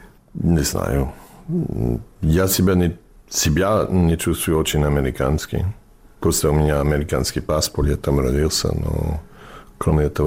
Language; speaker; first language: Russian; non-native, fluent; English